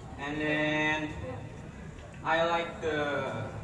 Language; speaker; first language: English; non-native, learner; Indonesian